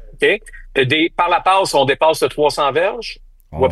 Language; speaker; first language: French; native; French